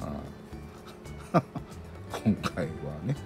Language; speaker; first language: Japanese; native; Japanese